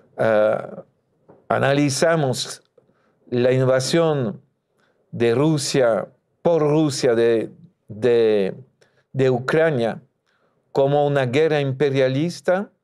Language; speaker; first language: Spanish; non-native, fluent; French